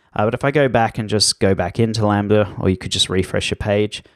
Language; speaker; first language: English; native; English